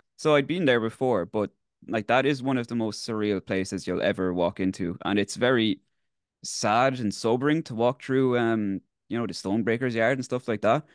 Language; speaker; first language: English; native; English